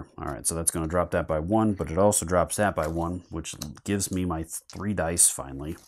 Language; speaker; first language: English; native; English